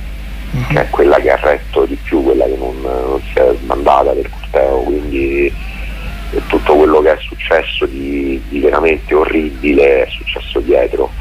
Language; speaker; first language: Italian; native; Italian